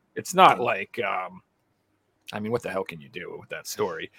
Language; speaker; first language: English; native; English